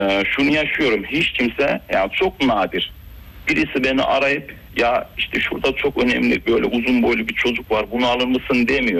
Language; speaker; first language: Turkish; native; Turkish